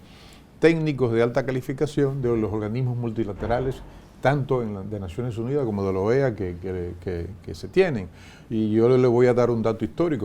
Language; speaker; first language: Spanish; native; Spanish